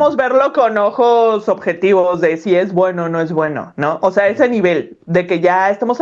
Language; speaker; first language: Spanish; native; Spanish